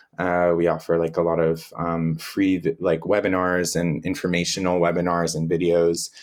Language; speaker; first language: English; native; English